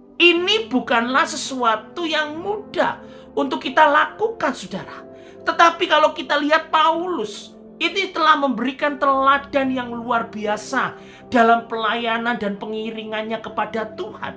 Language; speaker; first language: Indonesian; native; Indonesian